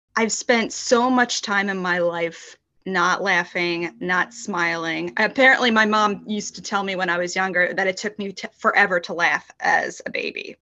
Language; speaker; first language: English; native; English